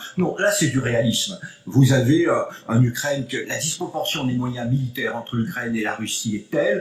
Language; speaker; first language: French; native; French